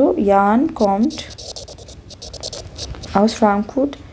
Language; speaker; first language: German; non-native, fluent; Hindi